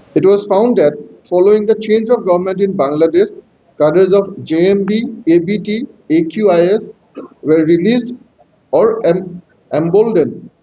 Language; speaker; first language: English; non-native, local second language; Assamese